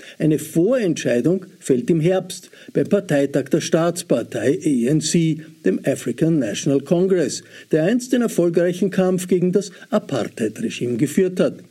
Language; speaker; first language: German; native; German